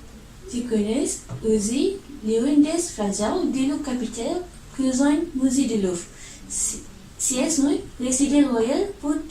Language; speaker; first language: French; non-native, learner; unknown